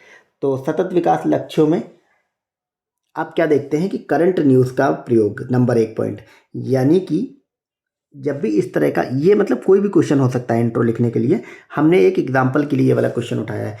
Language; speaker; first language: Hindi; native; Hindi